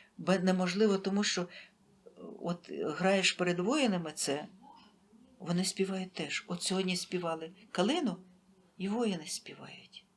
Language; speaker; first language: Ukrainian; native; Ukrainian